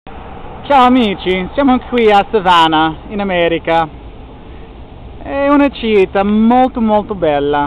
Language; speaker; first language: Italian; non-native, learner; English